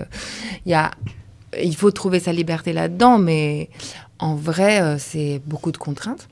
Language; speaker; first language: French; early bilingual, other home language; Lithuanian